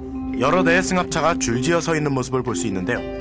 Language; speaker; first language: Korean; native; Korean